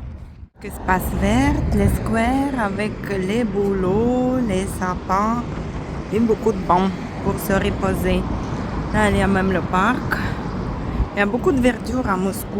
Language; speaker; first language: French; non-native, fluent; Russian